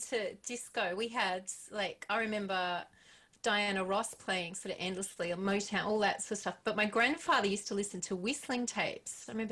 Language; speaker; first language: English; native; English